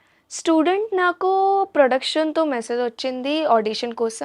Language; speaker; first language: Telugu; non-native, learner; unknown